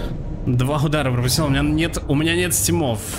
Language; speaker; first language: Russian; native; Russian